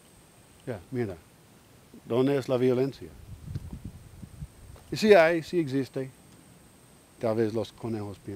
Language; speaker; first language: Spanish; non-native, learner; English